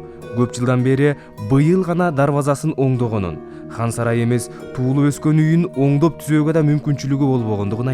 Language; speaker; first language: Kyrgyz; native; Kyrgyz